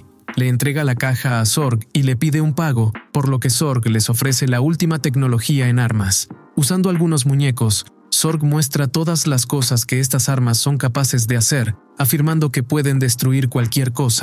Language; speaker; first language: Spanish; native; Spanish